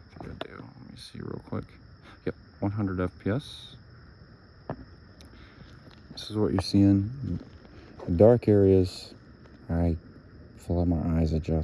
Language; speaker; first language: English; native; English